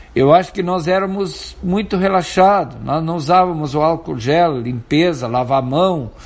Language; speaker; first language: Portuguese; non-native, local second language; German